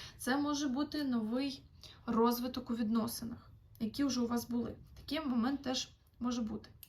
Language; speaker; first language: Ukrainian; non-native, local second language; Russian